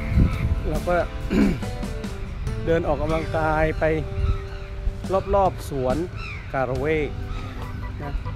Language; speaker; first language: Thai; native; Thai